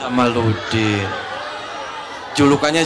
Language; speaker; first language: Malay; non-native, local second language; Javanese